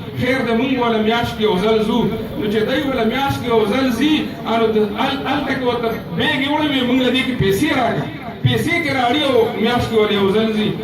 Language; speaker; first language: Pashto; native; Pashto